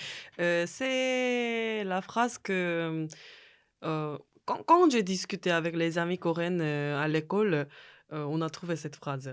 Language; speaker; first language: French; non-native, fluent; Korean